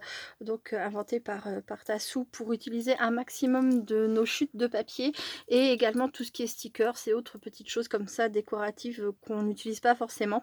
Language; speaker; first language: French; native; French